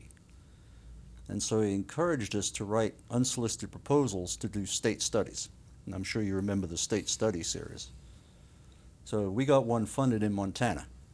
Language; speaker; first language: English; native; English